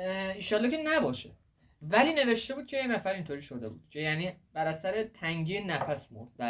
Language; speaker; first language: Persian; native; Persian